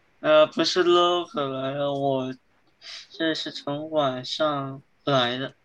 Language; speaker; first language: Chinese; early bilingual, heritage; Chinese